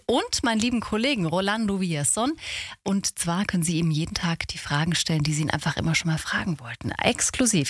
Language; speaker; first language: German; native; German